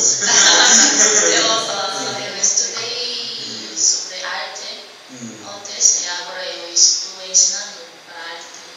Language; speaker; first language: Portuguese; non-native, learner; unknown